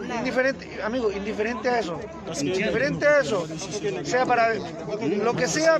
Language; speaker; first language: Spanish; native; Spanish